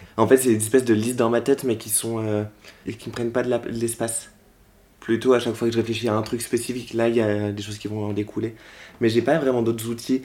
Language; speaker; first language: French; native; French